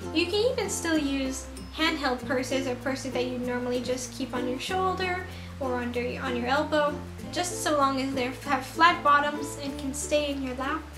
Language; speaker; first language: English; native; English